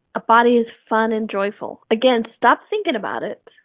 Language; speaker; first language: English; native; English